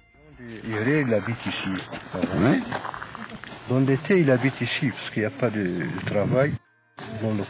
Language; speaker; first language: French; non-native, learner; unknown